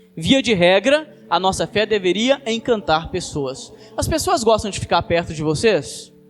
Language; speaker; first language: Portuguese; native; Portuguese